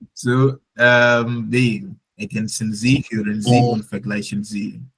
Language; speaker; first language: German; non-native, learner; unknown